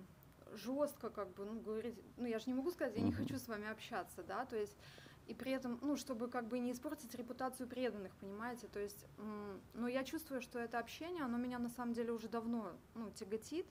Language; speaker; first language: Russian; native; Russian